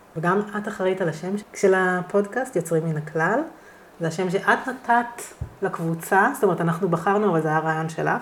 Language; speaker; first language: Hebrew; native; Hebrew